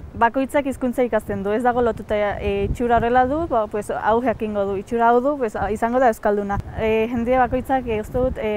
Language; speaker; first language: Basque; early bilingual, other home language; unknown